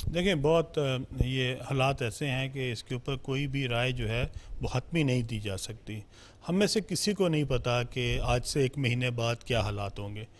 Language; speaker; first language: Urdu; non-native, local second language; Punjabi